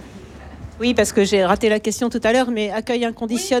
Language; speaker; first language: French; native; French